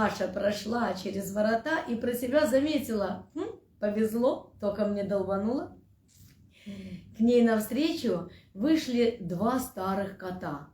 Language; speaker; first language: Russian; native; Russian